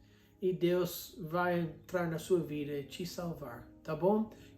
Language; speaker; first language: Portuguese; non-native, fluent; English